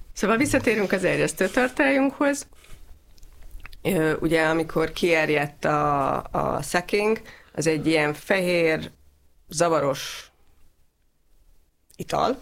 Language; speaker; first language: Hungarian; native; Hungarian